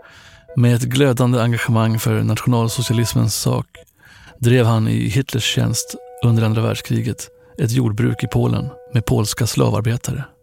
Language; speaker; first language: Swedish; native; Swedish